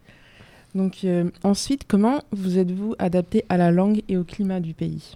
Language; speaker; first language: French; native; French